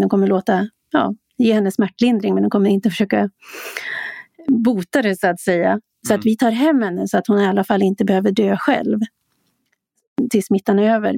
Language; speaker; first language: Swedish; native; Swedish